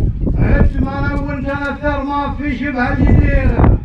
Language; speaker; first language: Arabic; native; Arabic